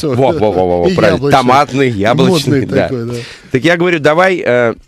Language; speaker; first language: Russian; native; Russian